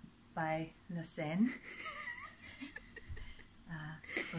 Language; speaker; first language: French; non-native, learner; English